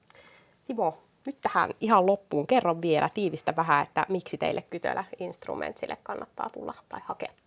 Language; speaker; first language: Finnish; native; Finnish